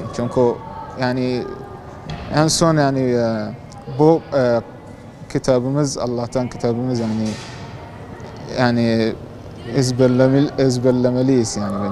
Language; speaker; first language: Turkish; non-native, learner; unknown